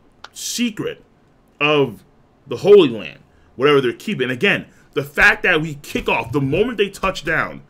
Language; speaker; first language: English; native; English